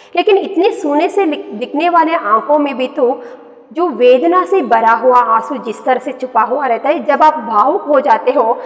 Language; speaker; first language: Hindi; non-native, local second language; Kannada